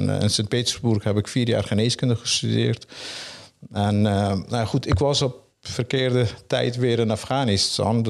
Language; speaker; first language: Dutch; non-native, fluent; Persian